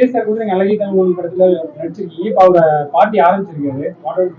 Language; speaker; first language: Tamil; native; Tamil